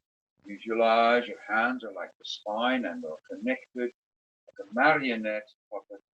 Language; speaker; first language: English; native; English